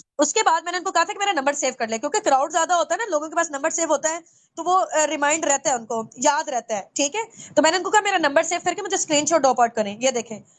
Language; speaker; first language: Urdu; non-native, local second language; Punjabi